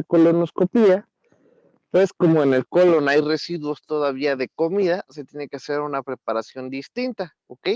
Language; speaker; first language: Spanish; native; Spanish